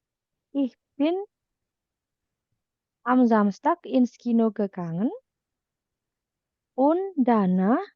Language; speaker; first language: German; non-native, fluent; Indonesian